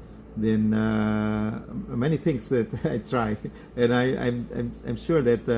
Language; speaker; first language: English; non-native, learner; Indonesian